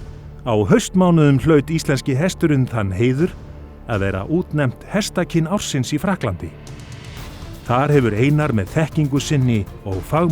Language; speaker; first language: Icelandic; native; Icelandic